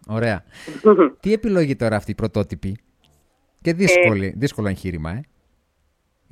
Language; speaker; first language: Greek; native; Greek